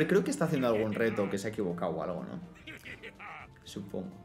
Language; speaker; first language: Spanish; native; Spanish